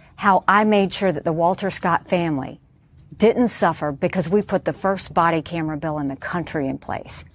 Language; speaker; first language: English; native; English